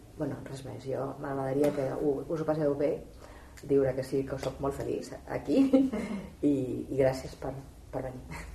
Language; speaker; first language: Catalan; non-native, local second language; Spanish